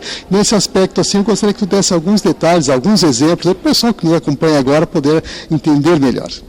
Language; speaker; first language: Portuguese; native; Portuguese